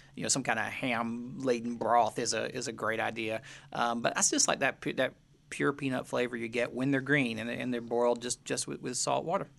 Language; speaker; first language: English; native; English